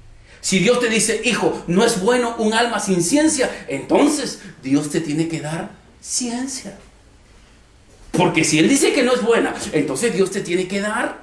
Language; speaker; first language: Spanish; native; Spanish